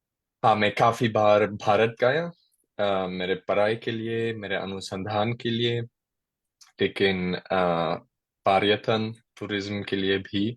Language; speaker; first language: Hindi; non-native, learner; German